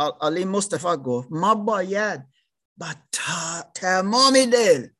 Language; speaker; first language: Persian; non-native, learner; German